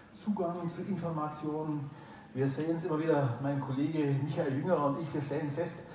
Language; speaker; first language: German; native; German